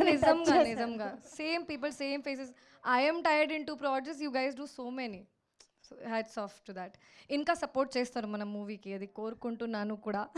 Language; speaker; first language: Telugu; non-native, local second language; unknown